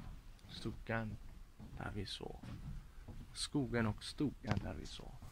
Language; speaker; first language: Swedish; non-native, learner; Italian